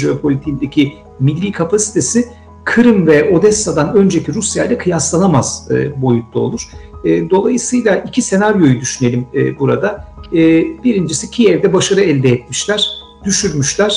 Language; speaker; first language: Turkish; native; Turkish